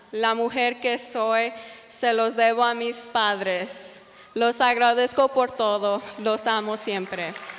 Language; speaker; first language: Spanish; early bilingual, heritage; Spanish